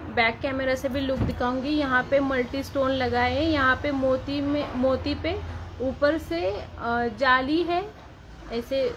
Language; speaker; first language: Hindi; non-native, local second language; Marathi